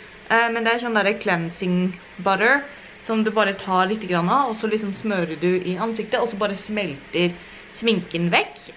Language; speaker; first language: Norwegian; native; Norwegian